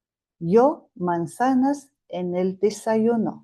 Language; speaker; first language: Spanish; non-native, learner; Mongolian